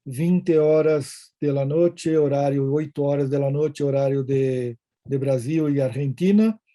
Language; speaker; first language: Spanish; non-native, learner; Portuguese